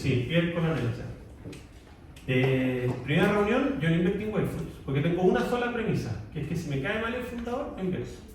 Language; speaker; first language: Spanish; native; Spanish